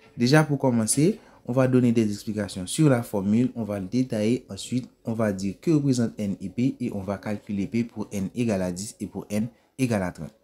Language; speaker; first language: French; non-native, local second language; Haitian Creole